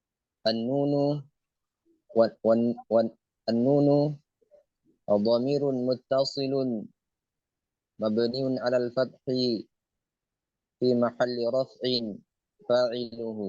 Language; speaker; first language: Arabic; non-native, learner; Indonesian